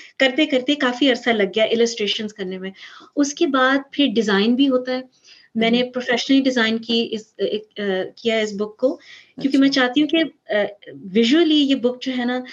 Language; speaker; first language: Urdu; early bilingual, heritage; Urdu